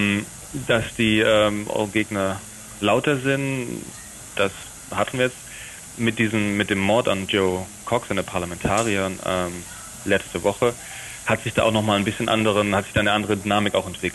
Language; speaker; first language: German; native; German